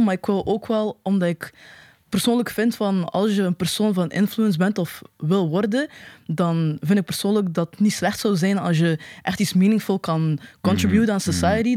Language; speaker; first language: Dutch; native; Dutch